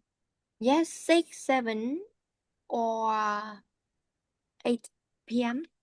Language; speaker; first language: English; non-native, learner; Vietnamese